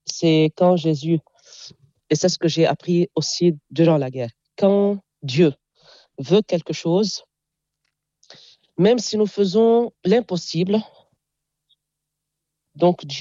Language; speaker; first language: French; non-native, local second language; Arabic